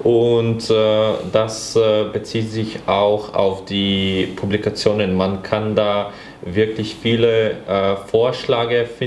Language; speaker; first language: German; non-native, fluent; Bulgarian